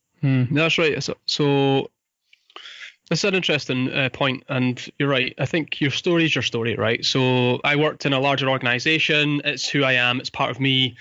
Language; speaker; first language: English; native; English